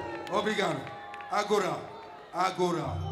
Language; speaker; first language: Portuguese; non-native, learner; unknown